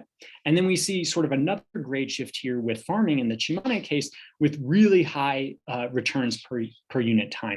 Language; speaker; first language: English; native; English